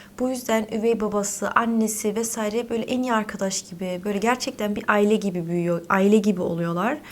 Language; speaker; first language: Turkish; early bilingual, heritage; Turkish